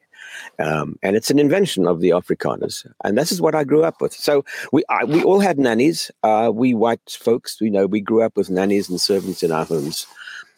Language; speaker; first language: English; native; English